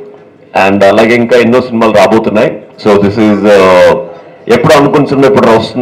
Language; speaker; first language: Telugu; native; Telugu